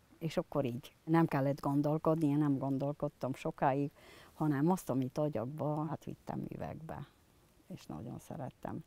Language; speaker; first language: Hungarian; native; Hungarian